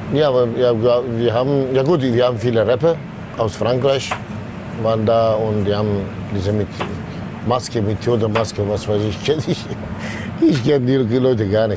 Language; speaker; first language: German; non-native, local second language; Turkish